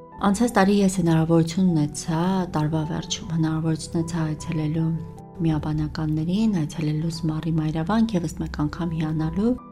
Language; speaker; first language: Armenian; native; Armenian